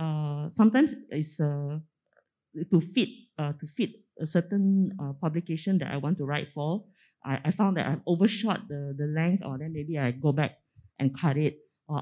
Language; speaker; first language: English; non-native, local second language; Min Nan Chinese